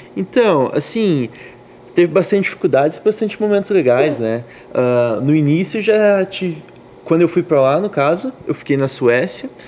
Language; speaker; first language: Portuguese; native; Portuguese